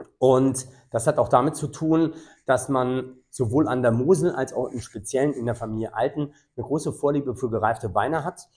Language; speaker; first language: German; native; German